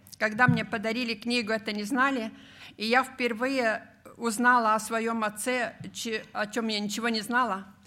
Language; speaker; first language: Russian; non-native, local second language; Latvian